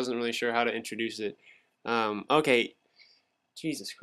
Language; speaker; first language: English; native; English